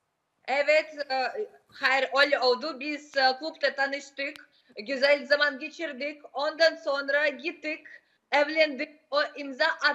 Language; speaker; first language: Turkish; non-native, learner; Russian